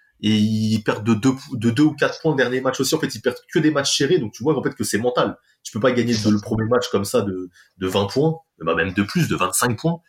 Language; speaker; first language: French; native; French